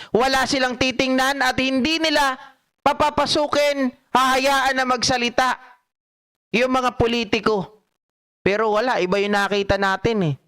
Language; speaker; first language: Filipino; non-native, local second language; Iloko